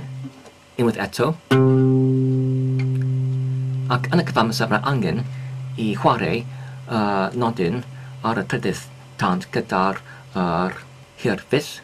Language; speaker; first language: Welsh; non-native, learner; English